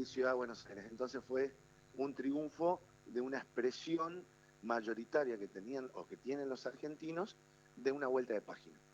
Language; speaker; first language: Spanish; native; Spanish